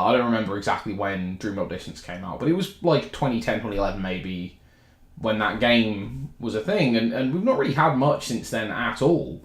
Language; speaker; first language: English; native; English